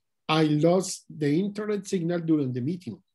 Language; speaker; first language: English; non-native, learner; Spanish